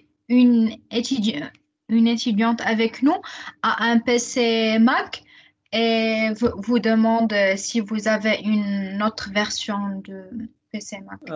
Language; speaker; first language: French; non-native, local second language; Arabic